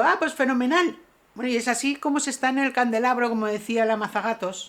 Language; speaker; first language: Spanish; native; Spanish